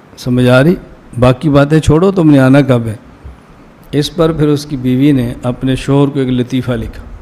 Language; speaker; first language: Urdu; non-native, local second language; Punjabi